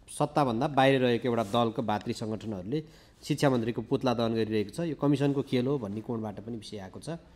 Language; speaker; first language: Nepali; native; Nepali